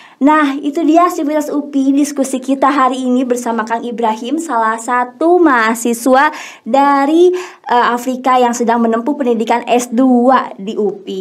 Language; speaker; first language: Indonesian; native; Indonesian